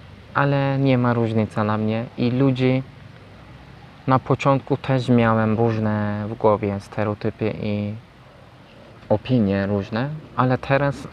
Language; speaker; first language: Polish; non-native, learner; Turkish